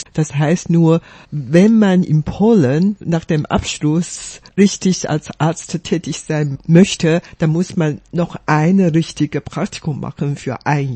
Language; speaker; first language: German; non-native, fluent; Chinese